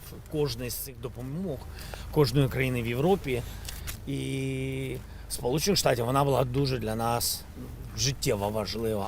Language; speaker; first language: Ukrainian; non-native, local second language; Russian